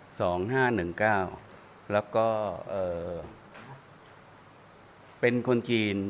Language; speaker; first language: Thai; native; Thai